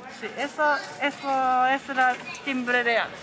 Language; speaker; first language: Spanish; non-native, learner; Japanese